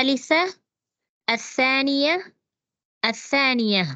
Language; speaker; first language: Arabic; non-native, learner; Tamil